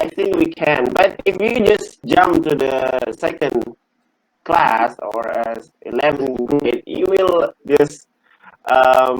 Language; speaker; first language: English; non-native, learner; Indonesian